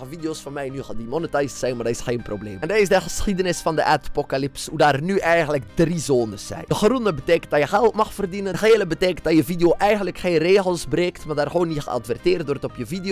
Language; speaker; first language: Dutch; native; Dutch